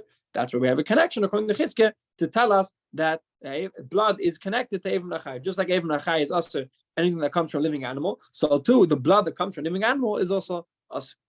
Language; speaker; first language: English; non-native, fluent; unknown